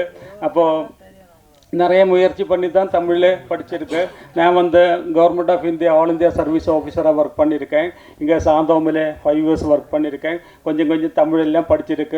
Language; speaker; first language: Tamil; non-native, learner; Malayalam